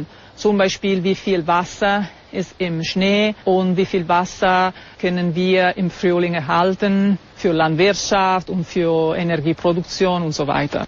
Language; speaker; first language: German; non-native, fluent; Italian